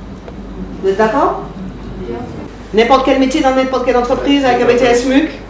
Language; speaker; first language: French; native; French